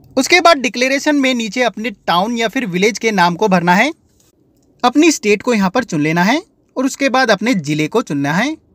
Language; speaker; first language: Hindi; native; Hindi